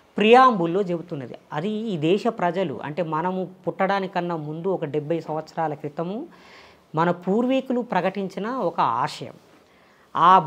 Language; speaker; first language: Telugu; native; Telugu